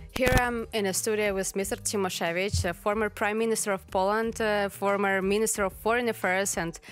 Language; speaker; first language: English; non-native, fluent; Ukrainian